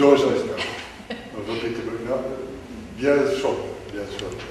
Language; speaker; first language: Russian; non-native, learner; English